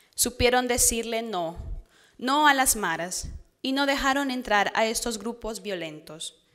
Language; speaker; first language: Spanish; native; Spanish